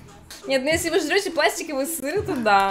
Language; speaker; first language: Russian; native; Russian